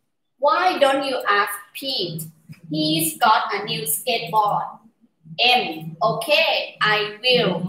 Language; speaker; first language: English; non-native, learner; Thai